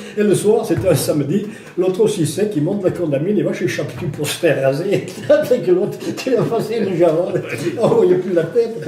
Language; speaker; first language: French; native; French